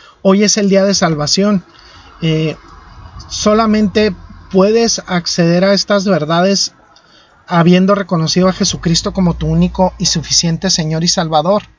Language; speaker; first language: Spanish; native; Spanish